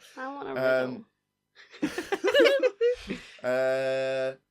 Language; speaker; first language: English; native; English